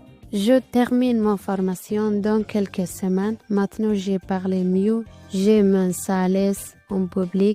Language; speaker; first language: French; non-native, learner; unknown